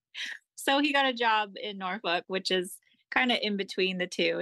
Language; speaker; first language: English; native; English